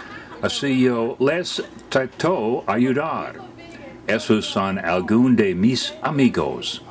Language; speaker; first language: Spanish; non-native, learner; English